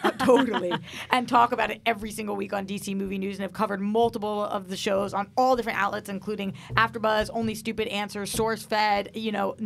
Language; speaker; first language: English; native; English